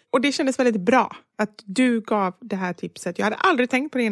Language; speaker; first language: Swedish; native; Swedish